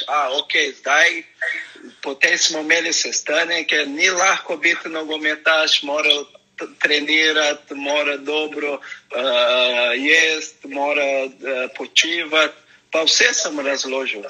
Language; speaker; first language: Slovenian; non-native, learner; Portuguese